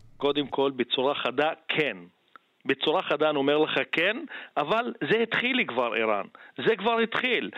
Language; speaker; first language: Hebrew; non-native, local second language; Arabic